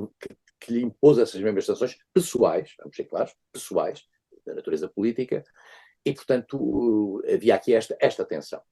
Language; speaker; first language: Portuguese; native; Portuguese